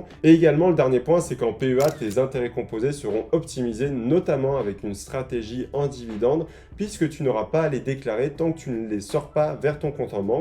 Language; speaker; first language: French; native; French